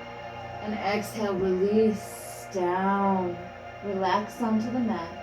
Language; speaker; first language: English; native; English